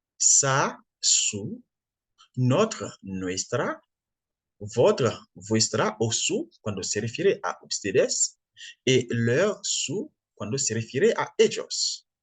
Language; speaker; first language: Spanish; non-native, fluent; French